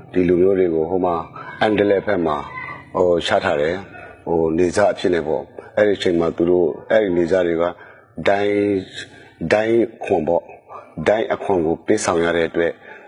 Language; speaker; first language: Burmese; non-native, local second language; Chakma